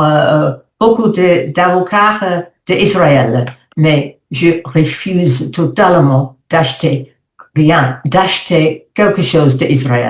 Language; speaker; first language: French; non-native, learner; English